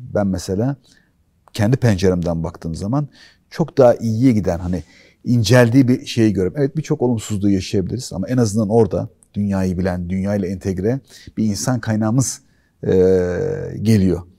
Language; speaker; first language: Turkish; native; Turkish